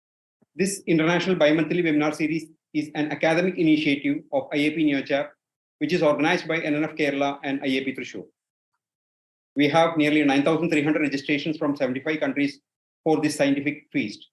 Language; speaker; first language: English; non-native, local second language; Malayalam